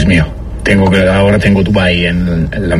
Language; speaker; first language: Spanish; non-native, learner; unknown